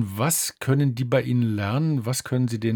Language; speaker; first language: German; native; German